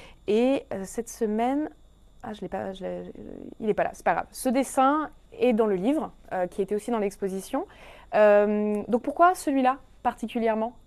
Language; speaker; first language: French; native; French